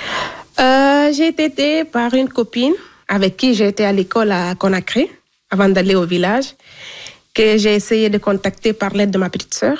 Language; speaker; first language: French; non-native, local second language; Fula